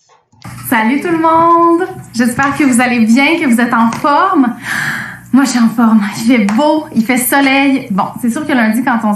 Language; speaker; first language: French; native; French